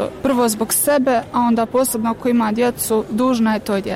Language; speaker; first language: Croatian; native; Croatian